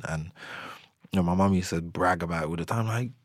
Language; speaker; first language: English; native; English